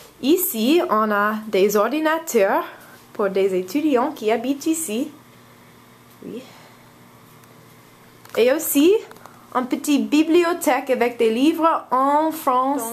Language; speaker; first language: French; non-native, learner; English